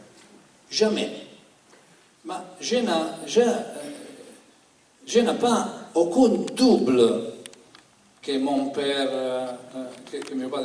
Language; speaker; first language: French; non-native, learner; Italian